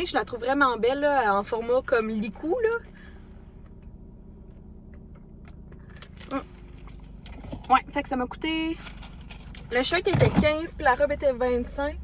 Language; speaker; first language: French; native; French